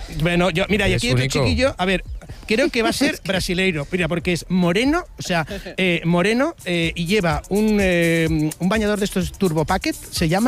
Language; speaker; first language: Spanish; native; Spanish